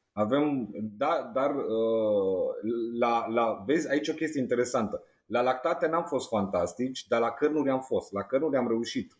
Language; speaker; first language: Romanian; native; Romanian